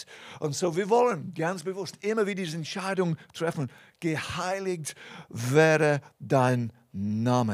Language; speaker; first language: German; non-native, fluent; English